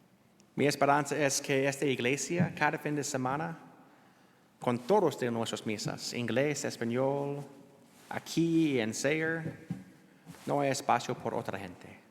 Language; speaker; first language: Spanish; non-native, learner; English